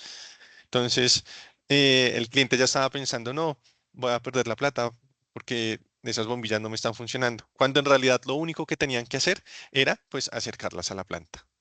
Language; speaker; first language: Spanish; native; Spanish